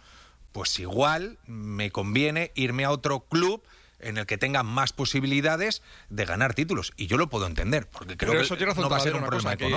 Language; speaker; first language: Spanish; native; Spanish